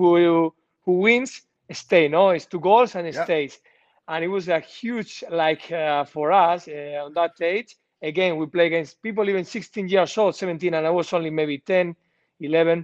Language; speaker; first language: English; non-native, learner; Spanish